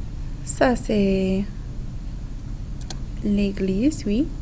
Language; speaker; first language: French; non-native, fluent; English